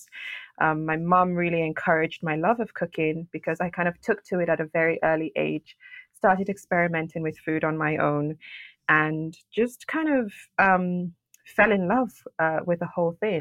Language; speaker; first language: English; non-native, local second language; Yoruba